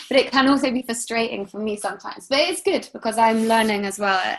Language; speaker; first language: English; native; English